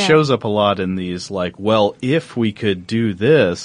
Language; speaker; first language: English; native; English